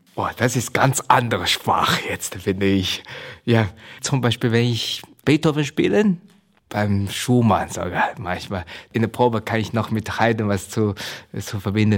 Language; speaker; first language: German; non-native, fluent; Chinese